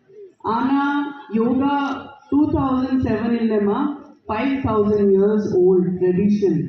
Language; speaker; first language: Tamil; non-native, fluent; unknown